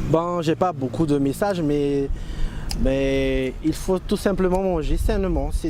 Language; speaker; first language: French; non-native, local second language; Malagasy